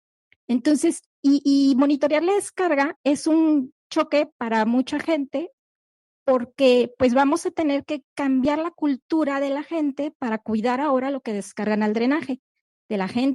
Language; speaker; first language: Spanish; native; Spanish